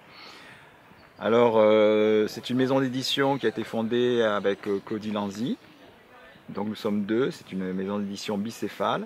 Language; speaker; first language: French; native; French